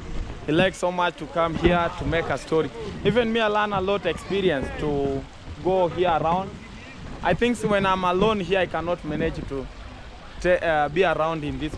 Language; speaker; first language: English; non-native, learner; Swahili